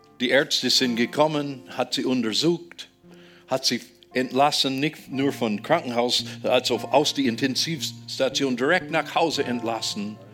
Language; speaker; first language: German; non-native, fluent; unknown